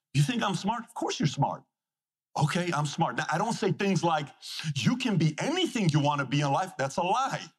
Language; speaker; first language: English; non-native, fluent; Persian